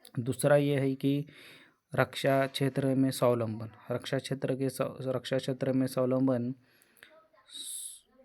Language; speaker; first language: Hindi; non-native, local second language; Marathi